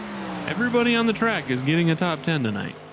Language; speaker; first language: English; native; English